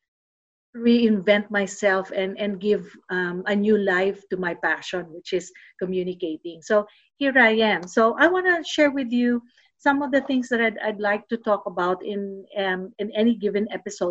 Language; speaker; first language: English; non-native, local second language; Filipino